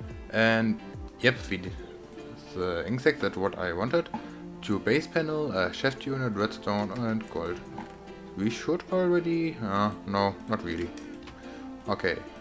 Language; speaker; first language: English; non-native, learner; German